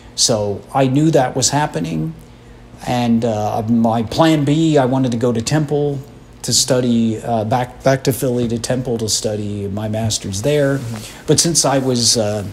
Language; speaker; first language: English; native; English